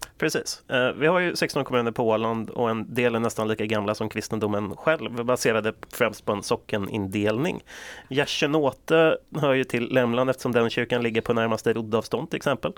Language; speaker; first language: Swedish; native; Swedish